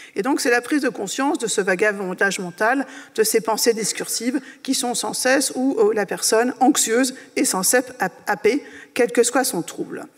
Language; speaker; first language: French; native; French